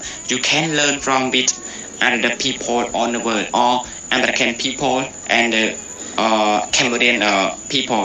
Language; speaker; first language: English; non-native, learner; Khmer